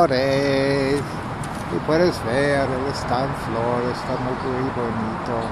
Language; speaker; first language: Spanish; non-native, learner; English